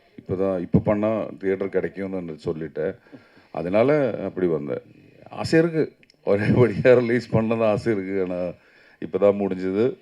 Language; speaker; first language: Tamil; non-native, learner; Malayalam